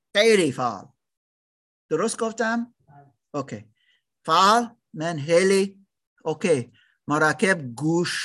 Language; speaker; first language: Persian; non-native, learner; German